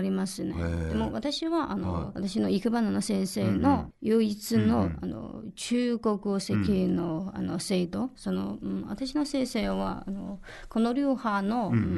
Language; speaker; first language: Japanese; non-native, learner; Chinese